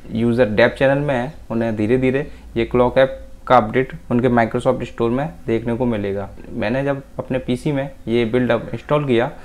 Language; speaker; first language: Hindi; native; Hindi